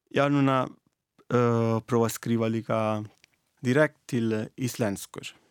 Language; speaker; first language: Icelandic; non-native, learner; Italian